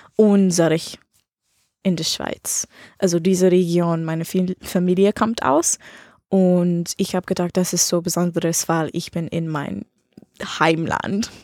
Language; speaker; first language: German; non-native, learner; English